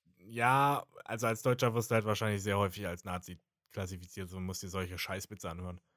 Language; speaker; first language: German; native; German